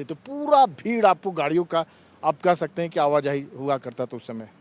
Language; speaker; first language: Hindi; native; Hindi